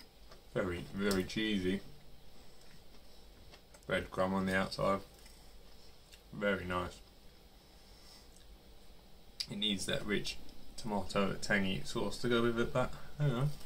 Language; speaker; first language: English; native; English